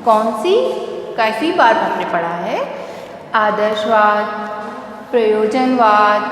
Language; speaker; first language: Hindi; native; Hindi